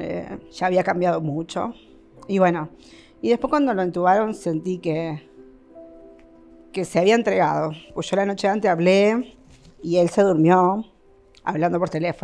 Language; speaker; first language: Spanish; native; Spanish